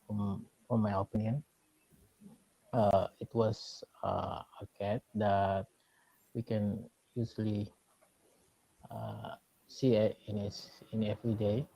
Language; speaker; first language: English; non-native, learner; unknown